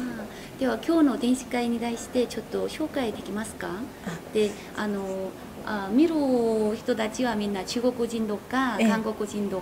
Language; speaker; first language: Japanese; non-native, learner; Korean